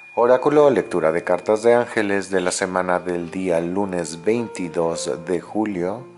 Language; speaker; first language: Spanish; native; Spanish